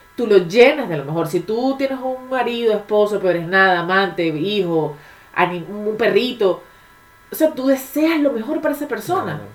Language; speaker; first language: Spanish; native; Spanish